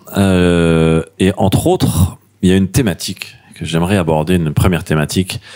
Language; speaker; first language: French; native; French